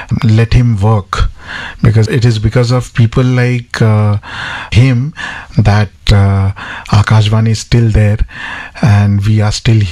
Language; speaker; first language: Bangla; non-native, local second language; English